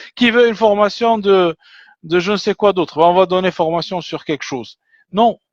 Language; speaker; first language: French; non-native, local second language; Arabic